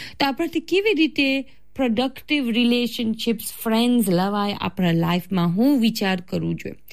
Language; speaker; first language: Gujarati; early bilingual, heritage; Gujarati